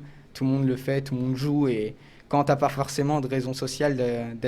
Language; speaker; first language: French; native; French